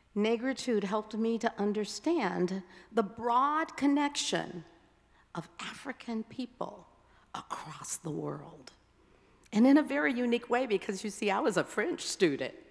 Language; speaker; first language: English; native; English